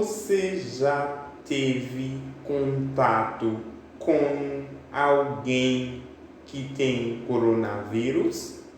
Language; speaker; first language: Portuguese; non-native, fluent; Haitian Creole